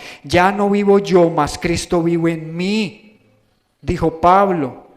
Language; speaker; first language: Spanish; native; Spanish